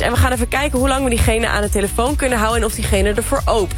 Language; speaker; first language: Dutch; native; Dutch